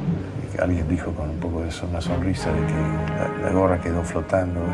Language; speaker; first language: Spanish; native; Spanish